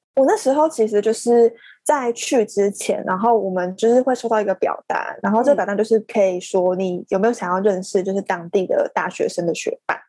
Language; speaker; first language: Chinese; native; Chinese